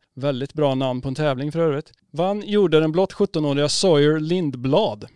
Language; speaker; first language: Swedish; native; Swedish